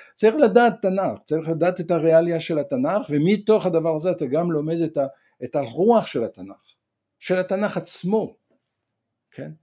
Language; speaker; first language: Hebrew; non-native, fluent; French